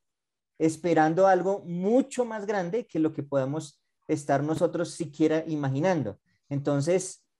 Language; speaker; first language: Spanish; native; Spanish